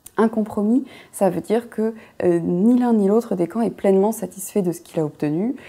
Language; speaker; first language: French; native; French